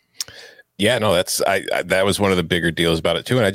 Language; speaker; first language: English; native; English